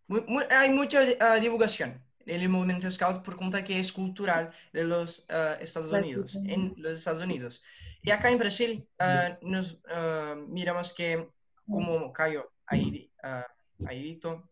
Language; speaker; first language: Spanish; non-native, learner; Portuguese